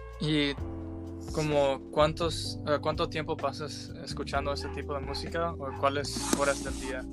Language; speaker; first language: Spanish; early bilingual, heritage; Spanish